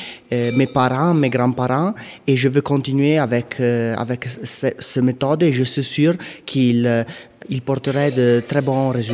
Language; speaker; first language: French; non-native, local second language; Italian